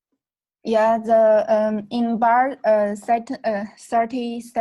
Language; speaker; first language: English; non-native, learner; Chinese